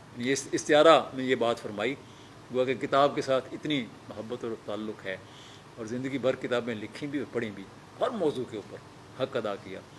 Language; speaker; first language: Urdu; non-native, local second language; Punjabi